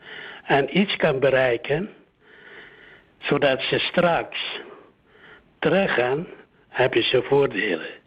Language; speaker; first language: Dutch; early bilingual, other home language; Indonesian